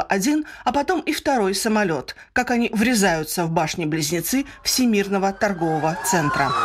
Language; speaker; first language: Russian; native; Russian